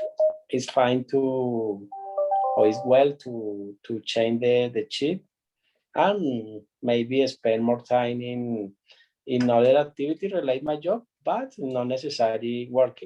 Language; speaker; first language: English; non-native, learner; Spanish